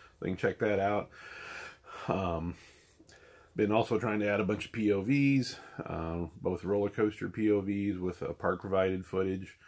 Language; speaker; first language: English; native; English